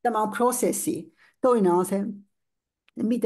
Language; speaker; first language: Finnish; non-native, learner; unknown